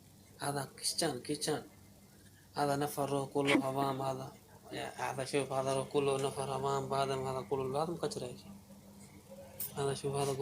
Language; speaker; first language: Arabic; non-native, learner; Oromo